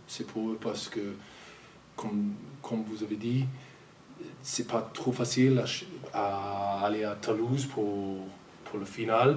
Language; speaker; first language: French; non-native, fluent; English